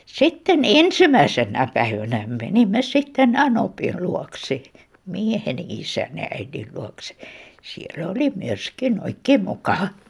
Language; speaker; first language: Finnish; native; Finnish